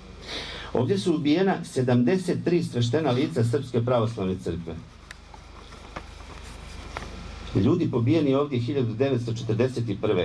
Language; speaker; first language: Croatian; native; Croatian